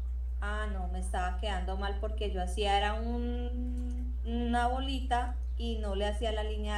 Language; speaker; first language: Spanish; native; Spanish